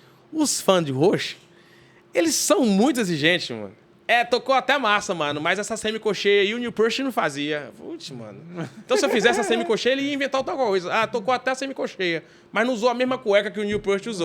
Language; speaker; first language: Portuguese; native; Portuguese